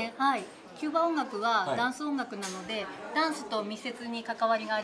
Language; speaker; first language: Japanese; native; Japanese